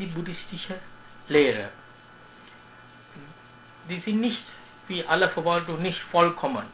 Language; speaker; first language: German; non-native, learner; Sinhala